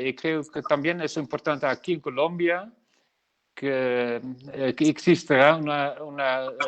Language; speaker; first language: Spanish; non-native, learner; Dutch